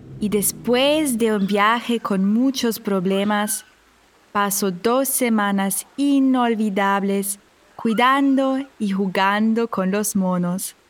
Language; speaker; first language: Spanish; non-native, fluent; German